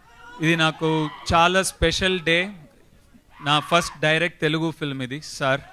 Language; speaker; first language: Telugu; non-native, learner; Tamil